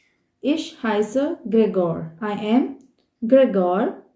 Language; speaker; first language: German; non-native, fluent; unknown